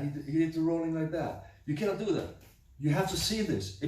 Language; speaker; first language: English; non-native, fluent; German